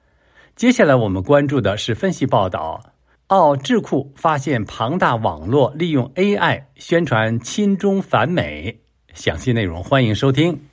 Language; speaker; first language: Chinese; native; Chinese